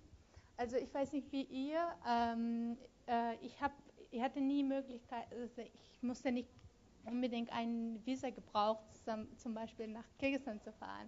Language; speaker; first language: German; non-native, fluent; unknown